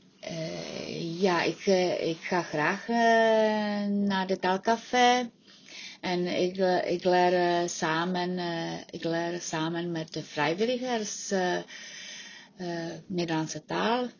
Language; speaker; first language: Dutch; non-native, learner; Czech